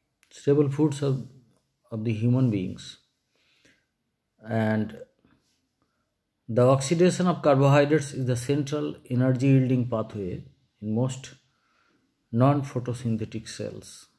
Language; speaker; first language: English; non-native, local second language; Bangla